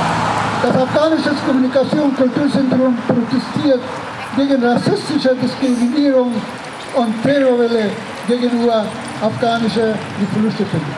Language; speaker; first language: German; non-native, fluent; Persian